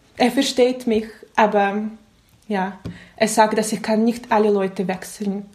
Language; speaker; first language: German; non-native, learner; Russian